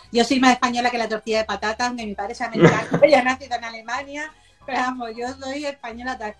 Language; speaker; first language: Spanish; native; Spanish